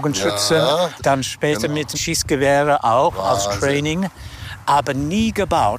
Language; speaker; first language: German; non-native, fluent; English